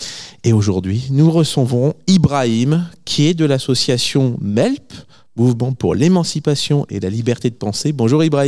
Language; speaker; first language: French; native; French